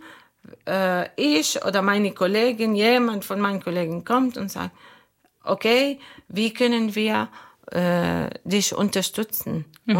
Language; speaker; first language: German; non-native, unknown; Arabic